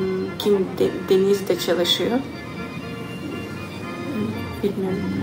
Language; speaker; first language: Turkish; non-native, learner; Ukrainian